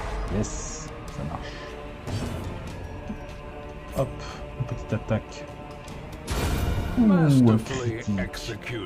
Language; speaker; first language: French; native; French